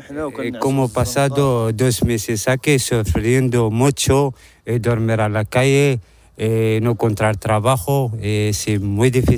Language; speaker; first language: Spanish; non-native, learner; Arabic